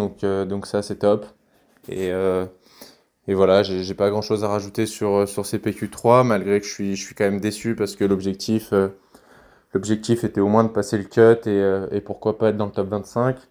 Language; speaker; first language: French; native; French